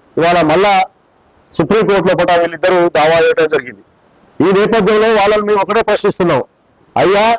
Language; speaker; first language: Telugu; non-native, local second language; Lambadi